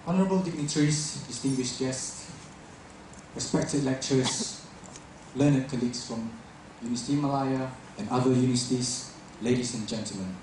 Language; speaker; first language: English; non-native, local second language; Malay